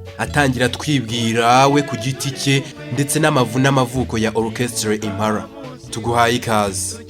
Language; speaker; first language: Kinyarwanda; native; Kinyarwanda